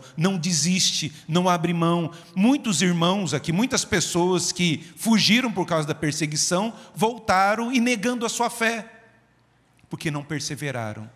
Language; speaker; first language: Portuguese; native; Portuguese